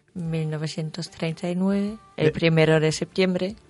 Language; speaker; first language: Spanish; non-native, fluent; German